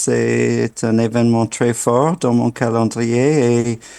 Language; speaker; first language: French; non-native, fluent; English